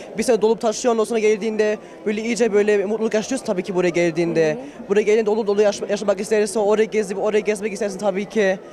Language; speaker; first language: Turkish; early bilingual, heritage; Turkish